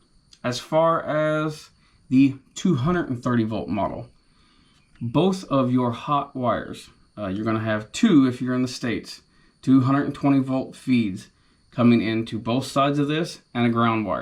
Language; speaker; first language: English; native; English